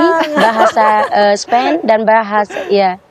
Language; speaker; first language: Indonesian; non-native, local second language; Sasak